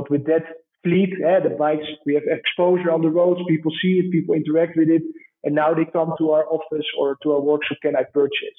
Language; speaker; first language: English; non-native, fluent; Dutch